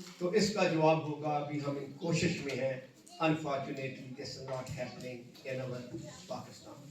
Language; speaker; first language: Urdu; non-native, local second language; Punjabi